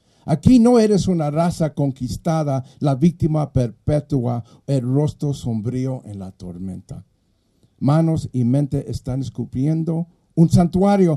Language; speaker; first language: Spanish; early bilingual, heritage; Spanish